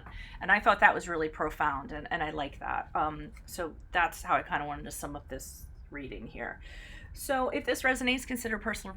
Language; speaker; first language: English; native; English